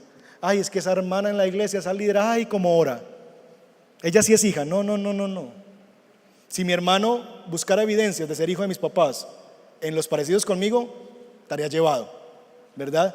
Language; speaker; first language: Spanish; native; Spanish